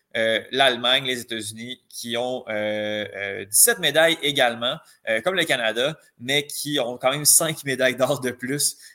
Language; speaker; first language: French; native; French